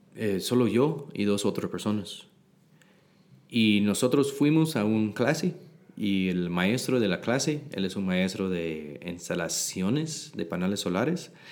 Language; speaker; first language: Spanish; non-native, learner; English